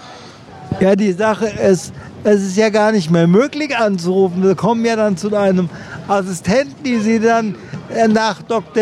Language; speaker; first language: German; native; German